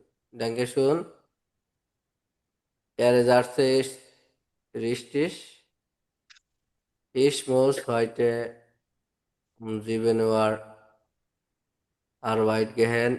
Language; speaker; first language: German; non-native, fluent; Bangla